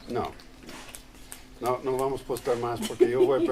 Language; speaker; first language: Spanish; non-native, learner; English